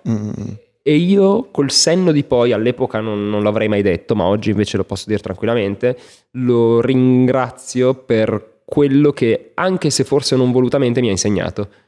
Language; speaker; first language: Italian; native; Italian